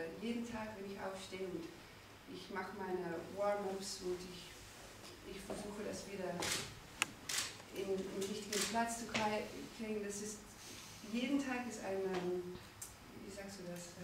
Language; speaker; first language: German; non-native, fluent; Dutch